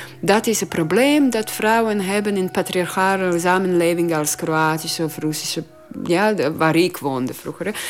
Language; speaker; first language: Dutch; non-native, learner; Croatian